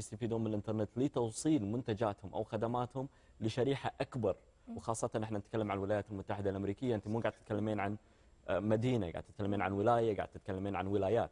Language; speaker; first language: Arabic; native; Arabic